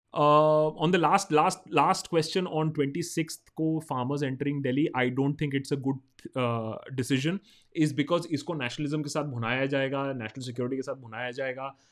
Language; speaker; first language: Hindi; non-native, local second language; Bangla